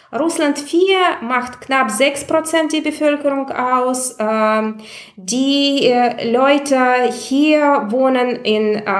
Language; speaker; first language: German; non-native, fluent; Russian